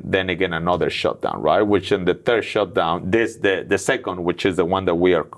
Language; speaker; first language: English; non-native, fluent; Spanish